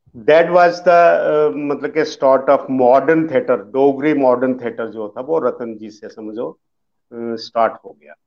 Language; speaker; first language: Hindi; early bilingual, other home language; Dogri